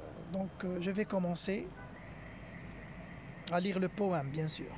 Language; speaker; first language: French; non-native, local second language; Arabic